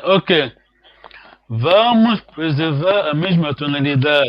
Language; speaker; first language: Portuguese; non-native, fluent; Kongo